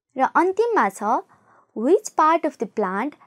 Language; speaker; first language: English; non-native, local second language; Nepali